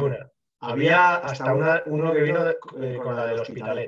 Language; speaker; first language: Spanish; native; Spanish